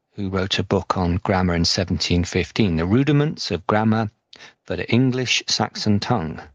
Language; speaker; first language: English; native; English